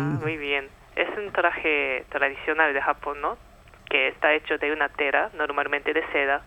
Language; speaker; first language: Spanish; non-native, fluent; Japanese